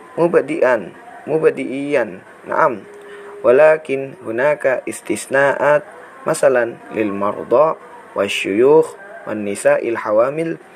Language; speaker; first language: Arabic; non-native, learner; Indonesian